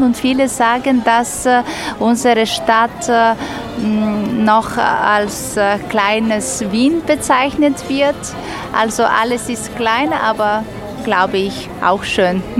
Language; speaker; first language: German; non-native, fluent; Bulgarian